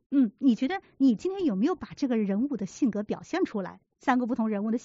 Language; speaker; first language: Chinese; native; Chinese